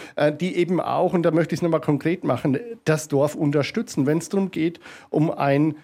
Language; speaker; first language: German; native; German